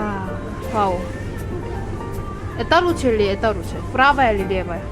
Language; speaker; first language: Russian; non-native, learner; Korean